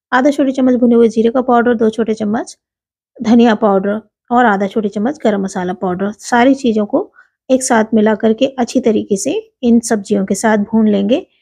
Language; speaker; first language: Hindi; native; Hindi